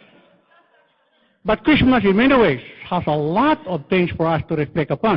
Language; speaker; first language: English; non-native, local second language; Filipino